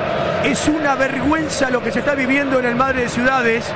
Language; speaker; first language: Spanish; native; Spanish